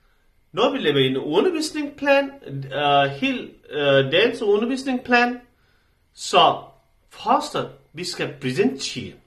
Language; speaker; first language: Danish; non-native, learner; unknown